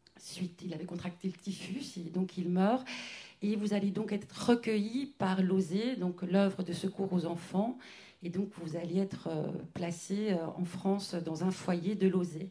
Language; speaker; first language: French; native; French